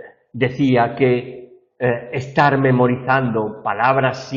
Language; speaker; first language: Spanish; native; Spanish